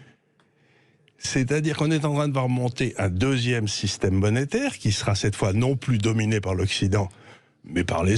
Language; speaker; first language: French; native; French